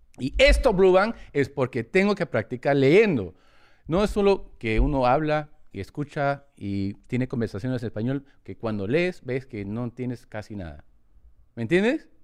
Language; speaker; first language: Spanish; early bilingual, heritage; English